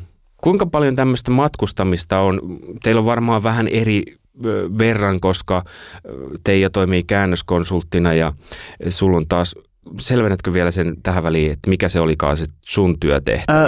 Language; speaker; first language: Finnish; native; Finnish